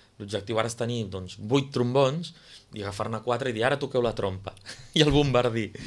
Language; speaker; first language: Catalan; native; Catalan